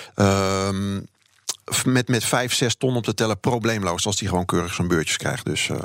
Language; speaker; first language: Dutch; native; Dutch